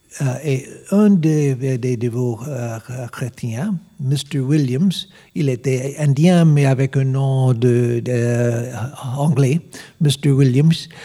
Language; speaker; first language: French; non-native, learner; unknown